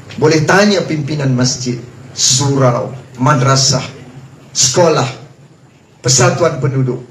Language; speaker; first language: Malay; native; Malay